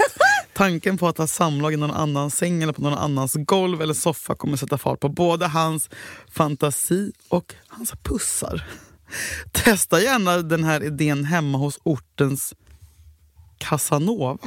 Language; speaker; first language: Swedish; native; Swedish